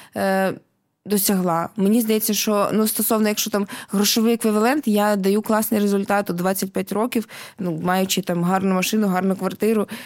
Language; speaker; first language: Ukrainian; non-native, local second language; Russian